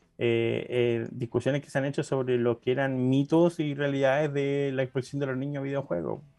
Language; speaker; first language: Spanish; native; Spanish